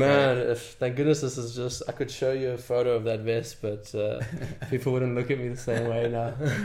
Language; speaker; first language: English; native; English